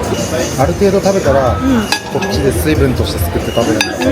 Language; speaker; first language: Japanese; native; Japanese